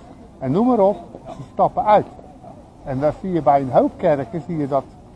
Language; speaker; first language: Dutch; native; Dutch